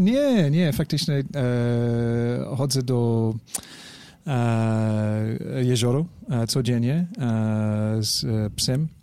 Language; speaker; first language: Polish; non-native, learner; English